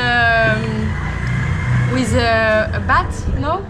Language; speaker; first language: English; non-native, learner; French